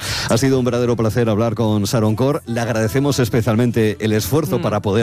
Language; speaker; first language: Spanish; native; Spanish